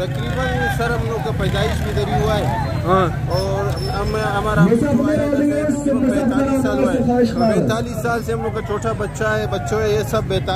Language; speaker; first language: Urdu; non-native, local second language; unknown